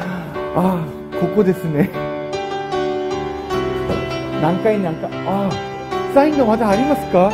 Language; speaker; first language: Japanese; non-native, learner; Korean